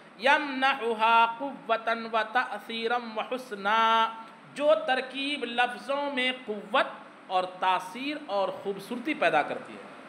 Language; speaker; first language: Urdu; native; Urdu